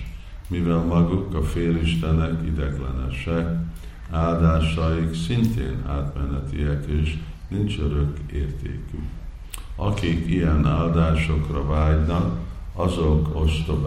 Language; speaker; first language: Hungarian; early bilingual, heritage; English